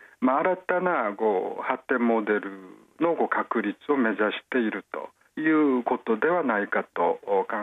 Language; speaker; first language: Japanese; non-native, fluent; Korean